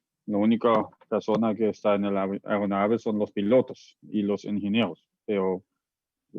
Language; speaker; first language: Spanish; non-native, fluent; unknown